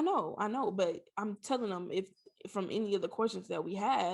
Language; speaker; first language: English; native; English